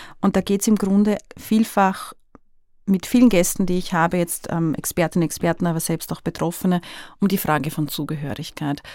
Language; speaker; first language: German; native; German